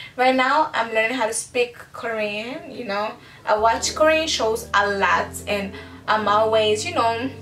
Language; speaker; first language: English; early bilingual, other home language; Portuguese